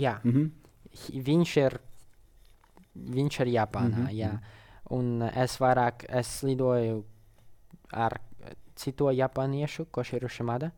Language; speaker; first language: Latvian; non-native, local second language; Russian